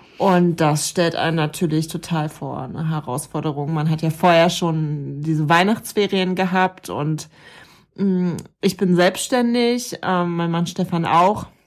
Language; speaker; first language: German; native; German